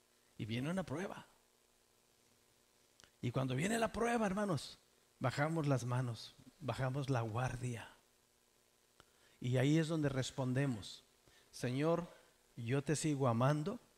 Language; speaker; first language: Spanish; native; Spanish